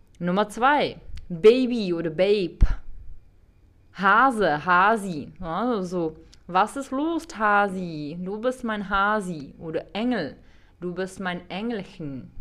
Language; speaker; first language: German; non-native, fluent; Czech